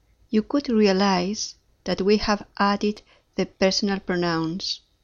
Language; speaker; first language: English; non-native, fluent; Spanish